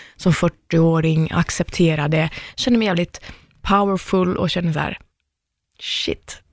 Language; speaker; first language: Swedish; early bilingual, other home language; Persian